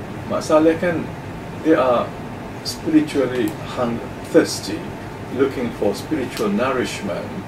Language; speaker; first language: English; non-native, local second language; Malay